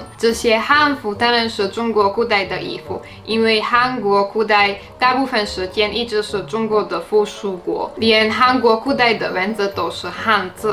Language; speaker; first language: Chinese; non-native, fluent; Slovak